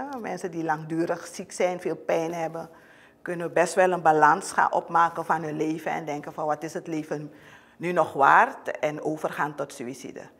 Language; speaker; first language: Dutch; native; Dutch